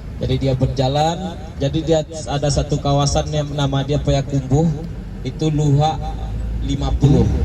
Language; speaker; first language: Malay; non-native, local second language; Minangkabau